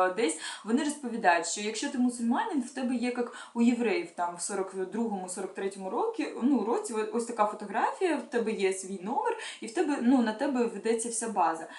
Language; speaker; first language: Ukrainian; non-native, local second language; Russian